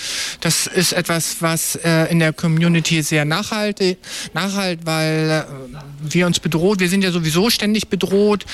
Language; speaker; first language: German; native; German